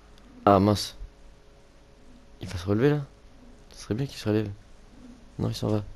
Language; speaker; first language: French; native; French